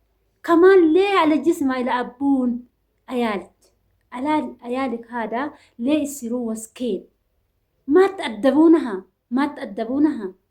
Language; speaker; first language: Arabic; non-native, learner; Oromo